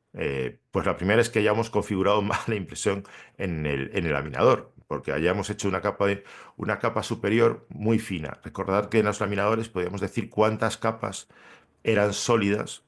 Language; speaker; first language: Spanish; native; Spanish